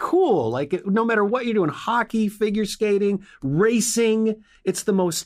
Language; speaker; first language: English; native; English